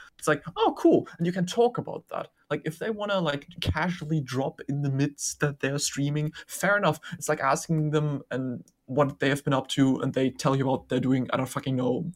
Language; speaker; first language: English; non-native, fluent; German